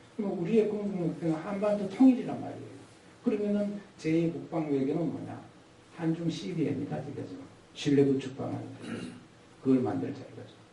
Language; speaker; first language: Korean; native; Korean